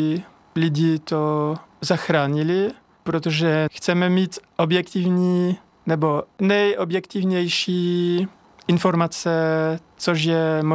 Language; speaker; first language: Czech; non-native, fluent; French